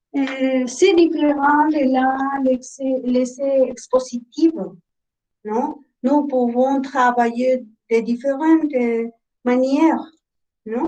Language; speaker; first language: French; non-native, learner; Spanish